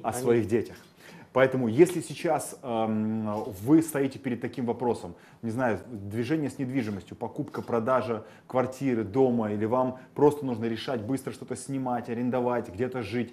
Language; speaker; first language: Russian; native; Russian